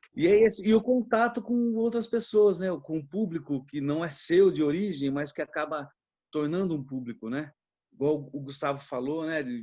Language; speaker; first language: Portuguese; native; Portuguese